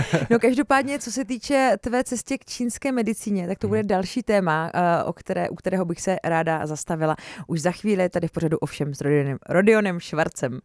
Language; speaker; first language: Czech; native; Czech